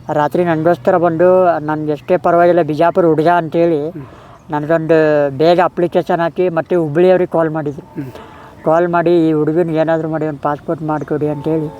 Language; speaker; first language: Kannada; native; Kannada